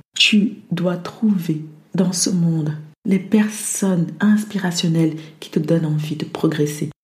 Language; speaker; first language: French; early bilingual, other home language; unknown